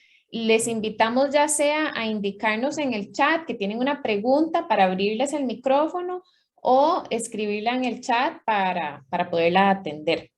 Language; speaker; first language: Spanish; native; Spanish